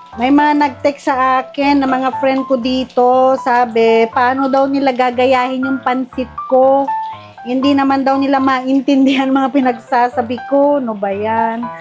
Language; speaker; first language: Filipino; non-native, local second language; Iloko